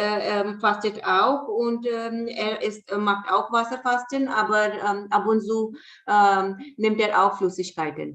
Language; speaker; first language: German; non-native, fluent; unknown